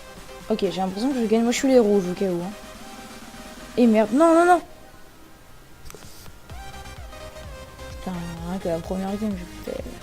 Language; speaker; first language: French; native; French